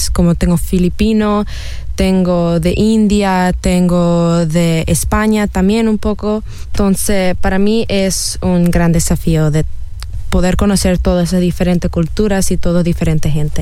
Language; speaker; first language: Spanish; early bilingual, heritage; Spanish